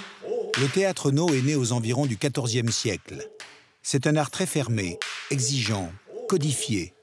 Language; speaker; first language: French; native; French